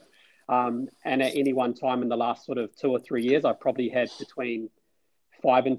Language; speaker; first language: English; native; English